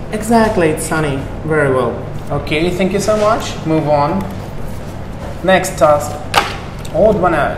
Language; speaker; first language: English; non-native, fluent; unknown